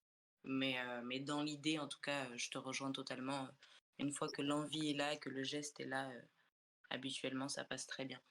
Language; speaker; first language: French; non-native, local second language; Comorian